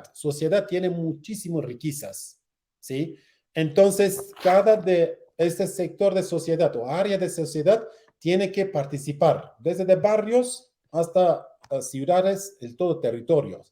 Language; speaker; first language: Spanish; non-native, learner; Kurdish